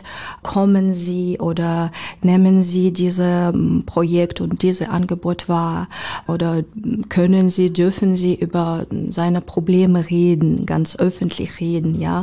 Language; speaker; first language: German; non-native, learner; Ukrainian